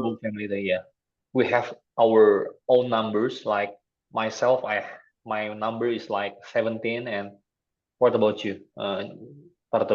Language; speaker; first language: English; non-native, fluent; Indonesian